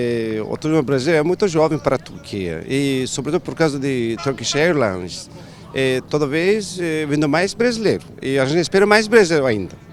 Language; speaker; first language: Portuguese; non-native, fluent; Turkish